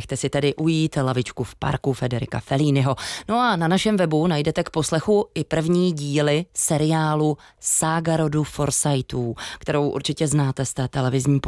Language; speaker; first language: Czech; native; Czech